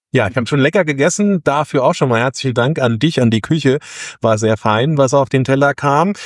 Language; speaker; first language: German; native; German